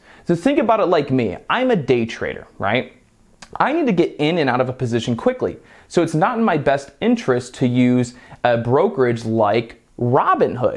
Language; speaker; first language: English; native; English